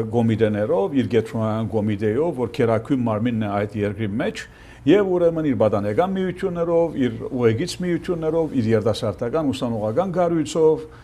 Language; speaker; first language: Armenian; early bilingual, heritage; Armenian